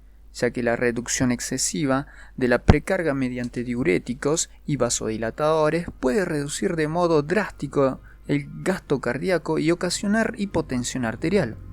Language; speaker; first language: Spanish; native; Spanish